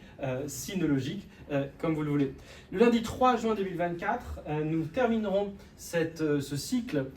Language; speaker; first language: French; native; French